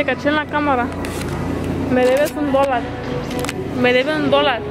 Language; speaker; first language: Spanish; early bilingual, other home language; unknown